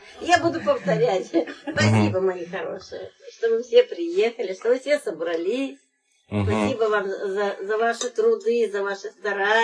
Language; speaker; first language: Russian; native; Russian